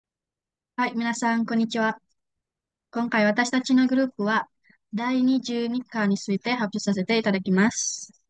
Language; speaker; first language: Japanese; non-native, learner; Indonesian